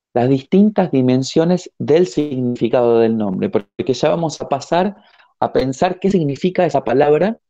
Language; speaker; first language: Spanish; native; Spanish